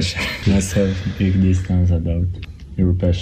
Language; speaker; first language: English; non-native, learner; Polish